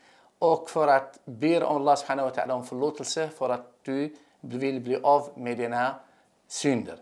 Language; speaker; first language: Swedish; non-native, fluent; Arabic